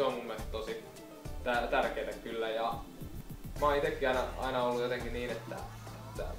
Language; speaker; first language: Finnish; native; Finnish